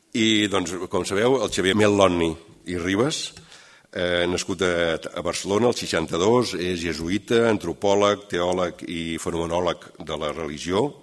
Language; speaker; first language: Catalan; native; Catalan